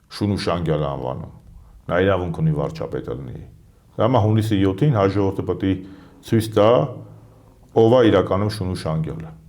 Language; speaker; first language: Armenian; native; Armenian